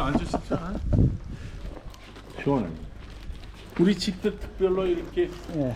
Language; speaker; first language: Korean; non-native, learner; Uzbek